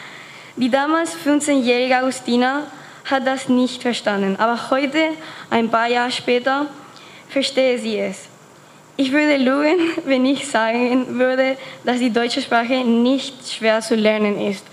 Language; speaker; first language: German; non-native, fluent; Spanish